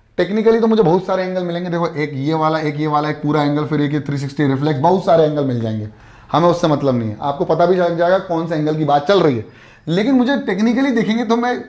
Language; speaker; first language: Hindi; native; Hindi